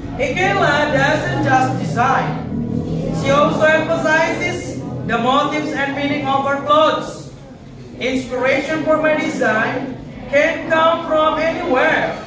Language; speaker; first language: English; non-native, learner; Indonesian